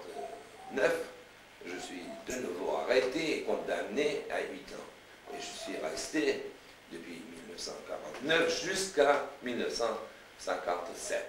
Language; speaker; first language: French; non-native, fluent; Romanian